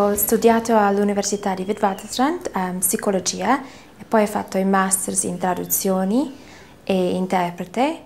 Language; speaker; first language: Italian; early bilingual, heritage; Italian